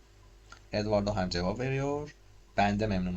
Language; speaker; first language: Turkish; non-native, learner; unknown